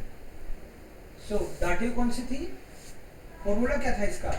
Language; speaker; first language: Hindi; native; Hindi